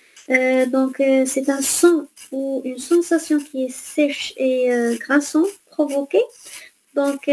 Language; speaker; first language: French; non-native, fluent; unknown